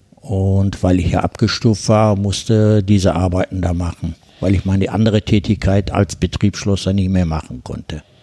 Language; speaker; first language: German; early bilingual, other home language; Turkish